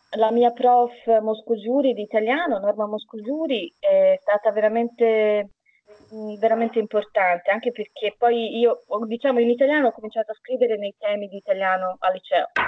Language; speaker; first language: Italian; non-native, fluent; Bosnian